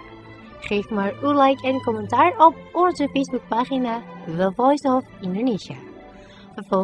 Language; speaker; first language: Dutch; non-native, fluent; Indonesian